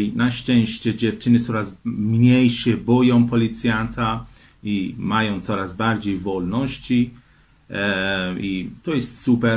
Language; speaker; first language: Polish; non-native, fluent; Persian